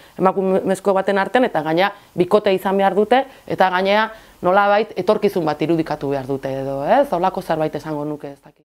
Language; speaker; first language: Basque; non-native, local second language; Spanish